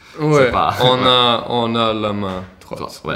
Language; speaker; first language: French; non-native, learner; Swedish